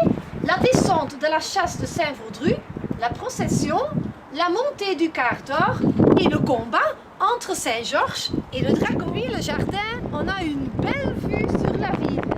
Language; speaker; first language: French; non-native, learner; Dutch